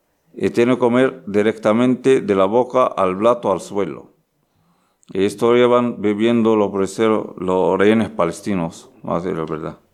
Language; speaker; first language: Spanish; non-native, learner; Arabic